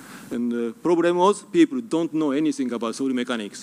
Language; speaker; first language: English; non-native, fluent; Japanese